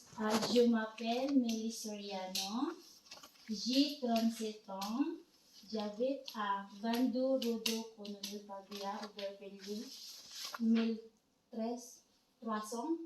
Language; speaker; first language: French; non-native, learner; Filipino